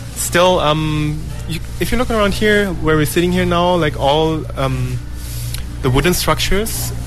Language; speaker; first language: English; non-native, fluent; German